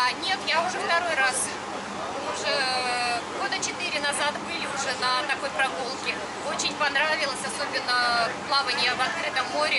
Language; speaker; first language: Russian; native; Russian